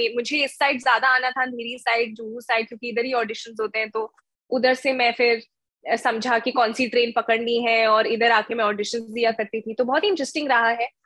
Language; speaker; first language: Hindi; native; Hindi